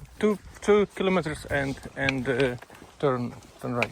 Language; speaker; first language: English; non-native, learner; Ukrainian